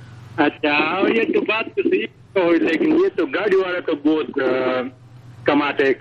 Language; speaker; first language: Hindi; non-native, local second language; Pashto